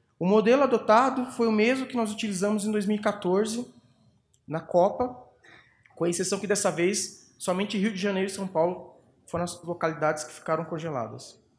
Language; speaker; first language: Portuguese; native; Portuguese